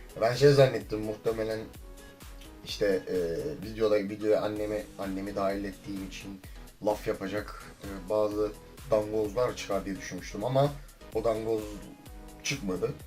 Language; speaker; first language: Turkish; native; Turkish